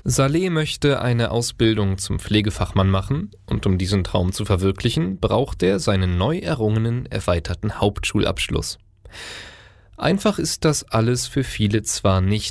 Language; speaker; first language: German; native; German